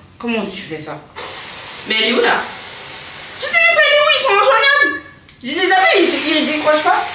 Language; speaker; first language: French; early bilingual, other home language; Bambara